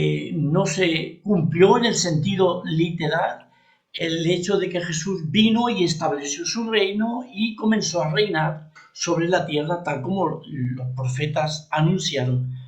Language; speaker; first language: Spanish; native; Spanish